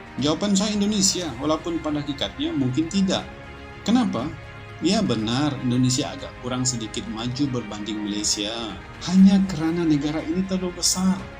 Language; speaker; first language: Malay; native; Malay